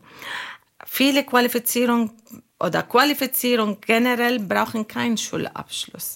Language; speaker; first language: German; non-native, learner; Arabic